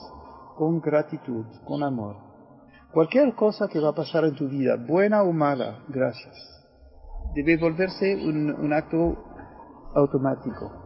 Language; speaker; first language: Spanish; non-native, fluent; French